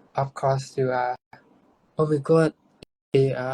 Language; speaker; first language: English; non-native, learner; Thai